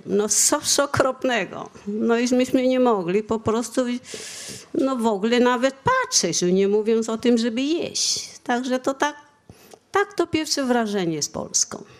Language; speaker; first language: Polish; non-native, fluent; Vietnamese